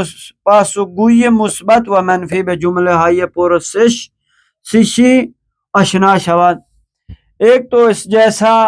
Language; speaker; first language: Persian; non-native, learner; Urdu